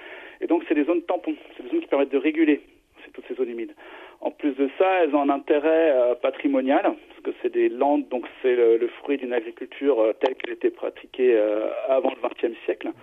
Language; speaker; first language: French; native; French